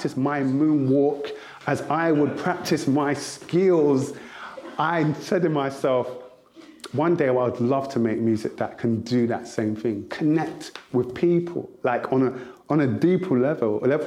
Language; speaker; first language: English; native; English